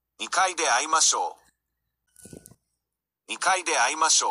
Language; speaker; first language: Japanese; non-native, learner; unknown